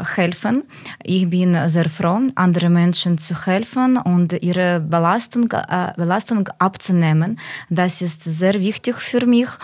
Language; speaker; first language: German; non-native, learner; Ukrainian